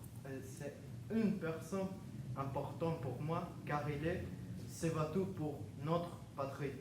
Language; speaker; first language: French; non-native, learner; Spanish